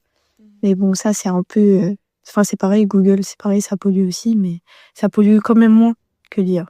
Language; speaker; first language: French; native; French